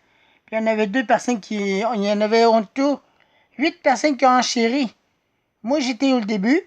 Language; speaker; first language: French; native; French